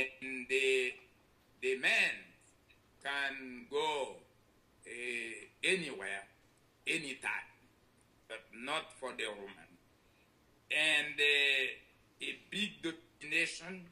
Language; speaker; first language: English; non-native, learner; Haitian Creole